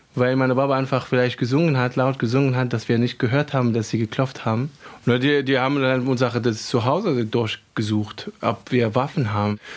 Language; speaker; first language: German; non-native, fluent; Arabic